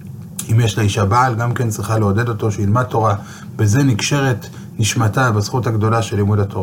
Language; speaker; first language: Hebrew; native; Hebrew